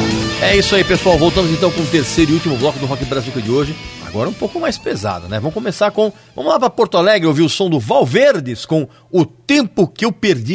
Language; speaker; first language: Portuguese; native; Portuguese